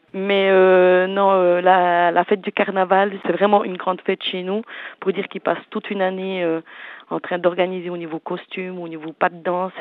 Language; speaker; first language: French; early bilingual, other home language; Portuguese